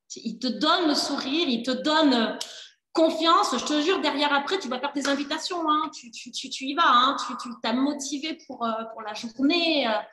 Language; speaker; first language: French; native; French